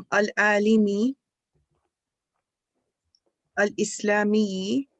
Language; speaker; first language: Arabic; non-native, learner; English